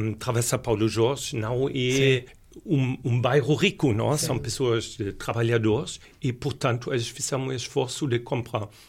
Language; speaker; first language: Portuguese; non-native, fluent; German